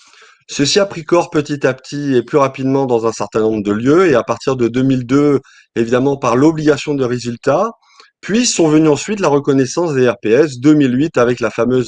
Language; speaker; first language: French; native; French